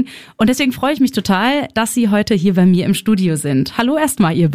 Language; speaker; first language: German; native; German